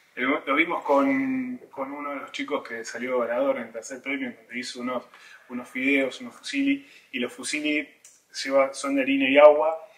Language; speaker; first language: Spanish; native; Spanish